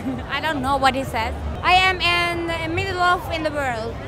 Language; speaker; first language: English; non-native, fluent; Turkish